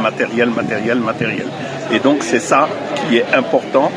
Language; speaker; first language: French; native; French